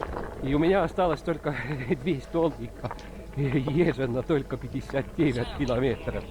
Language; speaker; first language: Russian; non-native, local second language; Estonian